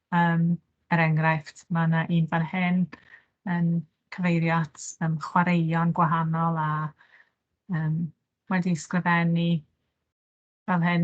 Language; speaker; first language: Welsh; native; Welsh